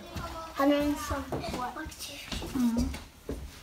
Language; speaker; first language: Swedish; non-native, learner; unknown